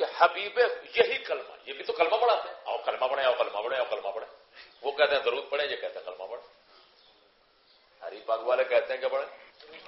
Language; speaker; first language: Urdu; non-native, local second language; Punjabi